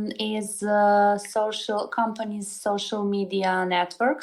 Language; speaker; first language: English; non-native, learner; Serbian